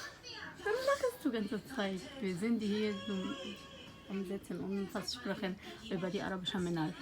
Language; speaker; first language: German; non-native, learner; Arabic